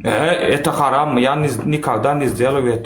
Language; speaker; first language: Russian; non-native, learner; Turkmen